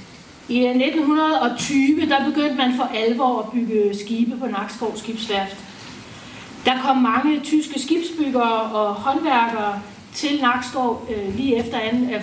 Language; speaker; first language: Danish; native; Danish